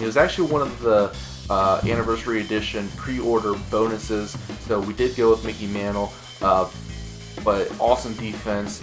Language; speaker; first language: English; native; English